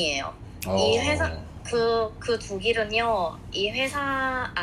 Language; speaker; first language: Korean; non-native, fluent; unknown